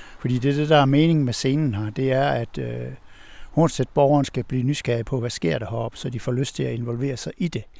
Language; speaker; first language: Danish; native; Danish